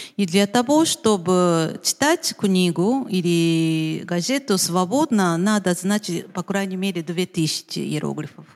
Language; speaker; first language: Russian; non-native, fluent; Japanese